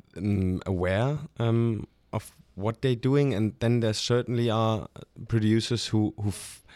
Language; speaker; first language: English; non-native, fluent; German